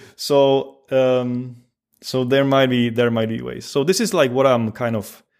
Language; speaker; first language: English; non-native, fluent; Czech